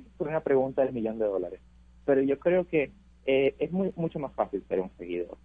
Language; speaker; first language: Spanish; native; Spanish